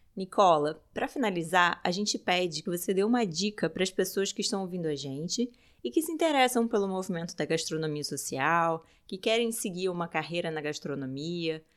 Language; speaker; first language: Portuguese; native; Portuguese